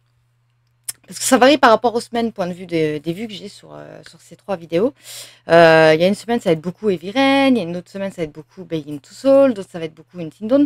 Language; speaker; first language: French; native; French